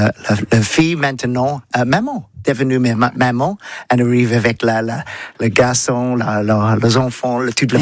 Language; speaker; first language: French; non-native, learner; English